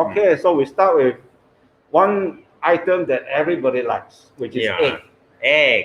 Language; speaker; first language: English; non-native, fluent; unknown